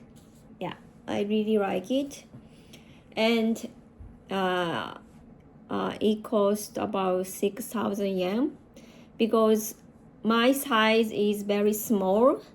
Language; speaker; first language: English; non-native, learner; Japanese